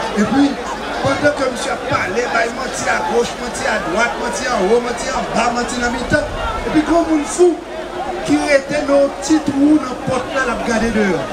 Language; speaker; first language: French; non-native, local second language; Haitian Creole